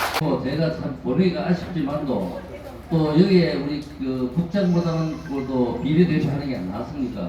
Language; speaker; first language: Korean; native; Korean